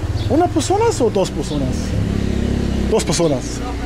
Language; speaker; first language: Spanish; non-native, learner; English